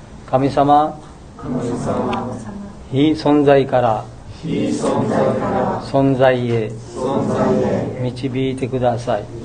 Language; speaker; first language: Japanese; non-native, fluent; Bangla